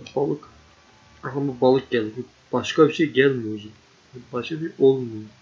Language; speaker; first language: Turkish; native; Turkish